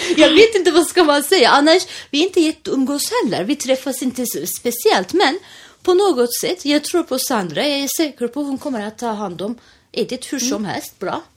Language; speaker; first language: Swedish; non-native, fluent; Turkish